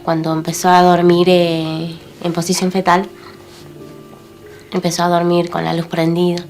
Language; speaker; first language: Spanish; native; Spanish